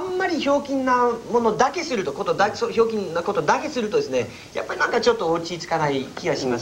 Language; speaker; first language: Japanese; non-native, fluent; English